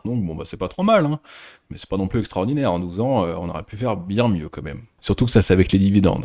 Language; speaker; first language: French; native; French